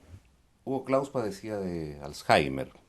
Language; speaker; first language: Spanish; native; Spanish